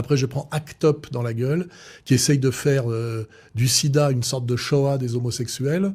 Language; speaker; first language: French; native; French